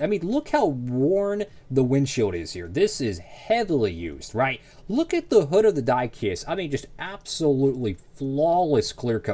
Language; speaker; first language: English; native; English